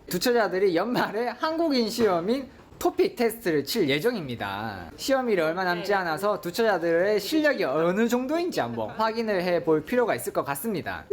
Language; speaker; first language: Korean; native; Korean